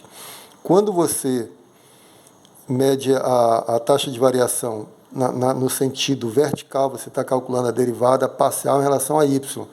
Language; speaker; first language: Portuguese; native; Portuguese